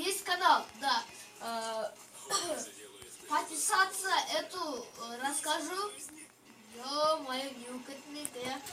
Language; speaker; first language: Russian; non-native, local second language; Kazakh